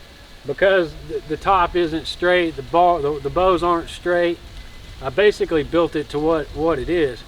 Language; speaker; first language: English; native; English